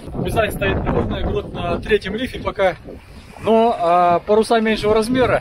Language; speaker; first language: Russian; native; Russian